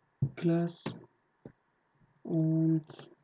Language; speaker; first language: German; non-native, learner; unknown